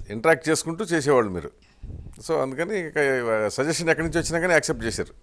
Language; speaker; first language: Telugu; native; Telugu